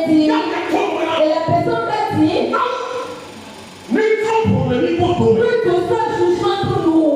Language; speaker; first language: French; native; French